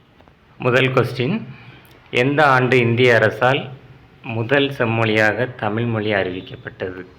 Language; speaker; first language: Tamil; native; Tamil